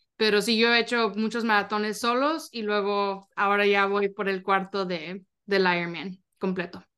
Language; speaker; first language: Spanish; early bilingual, heritage; Spanish